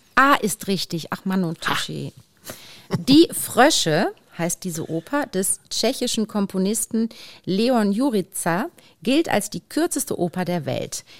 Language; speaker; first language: German; native; German